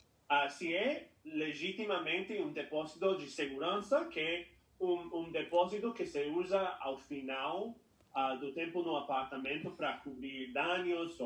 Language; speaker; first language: Portuguese; non-native, fluent; English